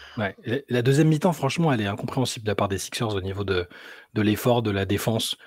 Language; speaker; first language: French; native; French